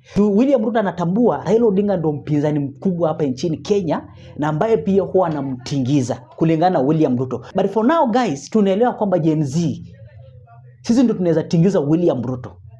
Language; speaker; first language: Swahili; non-native, local second language; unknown